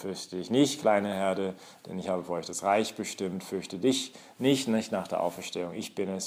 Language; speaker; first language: German; native; German